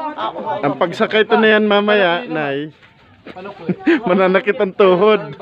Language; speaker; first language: Filipino; native; Filipino